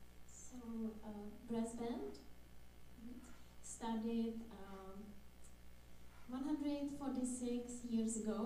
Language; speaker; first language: English; non-native, fluent; Czech